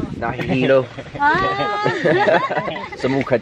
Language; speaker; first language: Filipino; non-native, learner; English